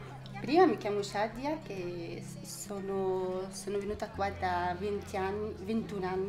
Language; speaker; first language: Italian; non-native, learner; Arabic